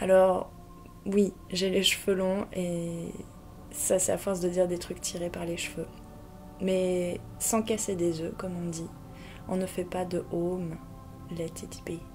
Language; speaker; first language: French; native; French